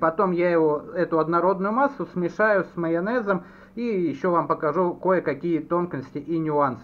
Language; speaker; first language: Russian; native; Russian